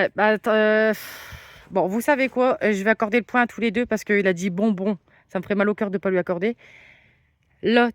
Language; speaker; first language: French; native; French